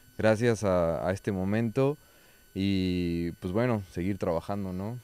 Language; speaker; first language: Spanish; native; Spanish